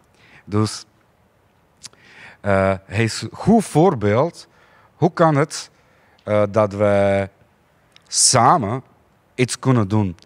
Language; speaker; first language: Dutch; non-native, fluent; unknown